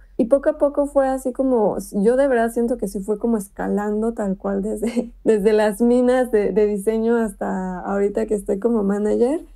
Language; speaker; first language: Spanish; native; Spanish